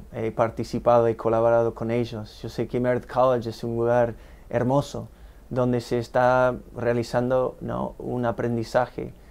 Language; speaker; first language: Spanish; non-native, fluent; English